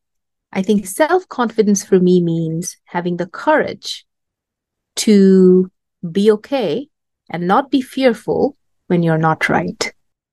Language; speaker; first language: English; non-native, local second language; Bangla